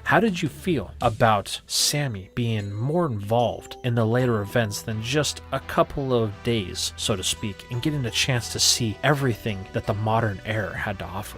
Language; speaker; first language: English; native; English